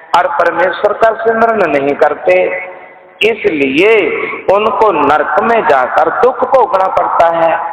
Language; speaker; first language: Hindi; non-native, local second language; Punjabi